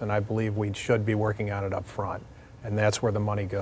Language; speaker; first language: English; native; English